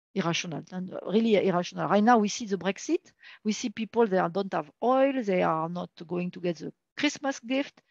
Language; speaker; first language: English; non-native, fluent; French